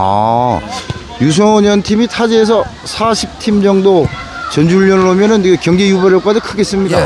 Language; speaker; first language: Korean; native; Korean